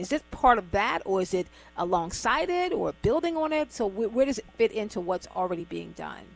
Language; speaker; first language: English; native; English